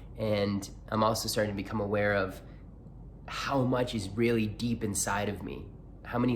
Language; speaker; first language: English; native; English